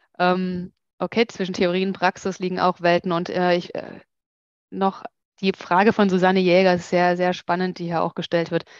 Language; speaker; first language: German; native; German